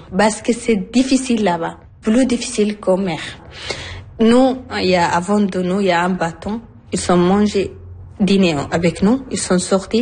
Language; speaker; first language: French; non-native, learner; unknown